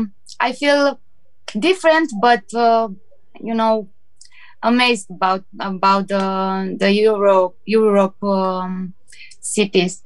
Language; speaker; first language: English; non-native, learner; Romanian